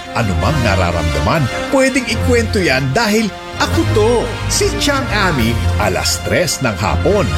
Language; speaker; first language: Filipino; native; Filipino